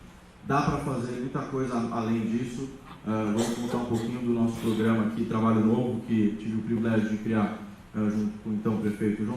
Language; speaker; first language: Portuguese; native; Portuguese